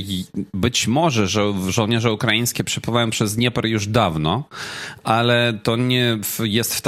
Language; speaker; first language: Polish; non-native, fluent; Ukrainian